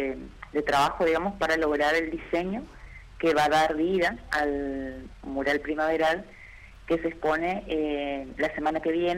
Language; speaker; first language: Spanish; native; Spanish